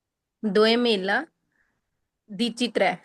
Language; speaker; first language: Italian; non-native, learner; Punjabi